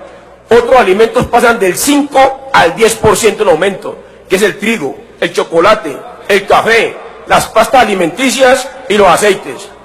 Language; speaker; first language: Spanish; native; Spanish